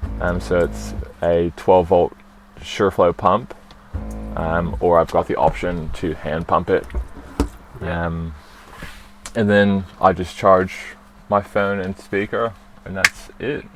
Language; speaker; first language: English; early bilingual, other home language; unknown